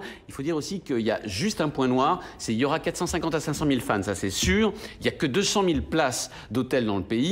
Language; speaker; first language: French; native; French